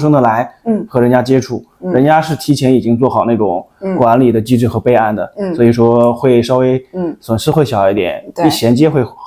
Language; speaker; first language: Chinese; native; Chinese